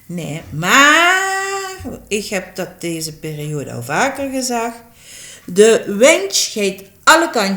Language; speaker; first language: Dutch; native; Dutch